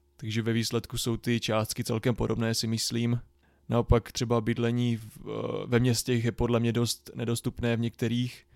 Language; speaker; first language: Czech; native; Czech